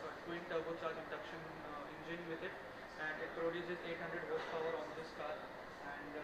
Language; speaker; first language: English; non-native, fluent; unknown